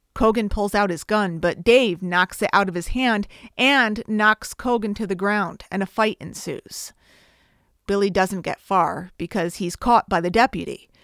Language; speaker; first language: English; native; English